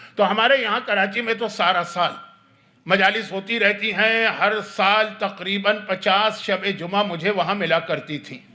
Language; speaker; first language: Urdu; native; Urdu